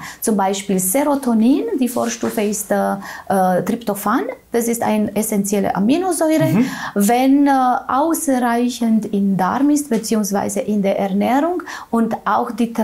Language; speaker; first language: German; non-native, fluent; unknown